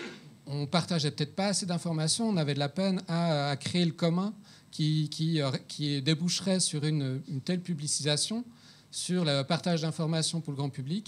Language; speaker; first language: French; native; French